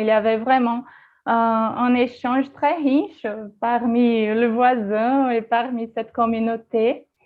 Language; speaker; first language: French; non-native, fluent; Portuguese